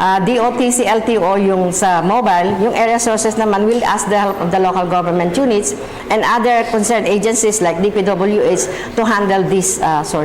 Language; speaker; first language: English; non-native, local second language; Filipino